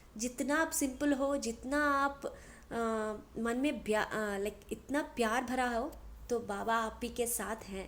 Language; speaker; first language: Hindi; non-native, local second language; Telugu